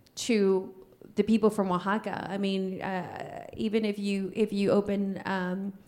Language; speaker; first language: English; early bilingual, other home language; Spanish